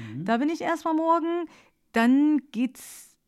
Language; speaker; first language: German; early bilingual, other home language; Persian